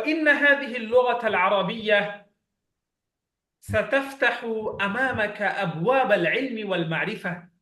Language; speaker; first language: Arabic; non-native, fluent; Bangla